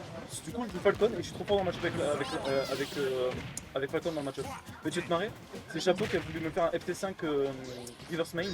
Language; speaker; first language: French; native; French